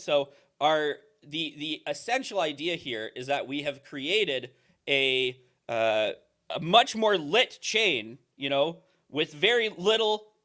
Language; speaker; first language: English; native; English